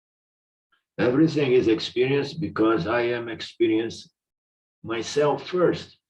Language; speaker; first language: English; non-native, learner; Italian